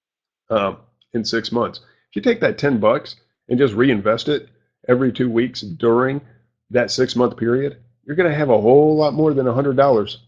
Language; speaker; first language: English; native; English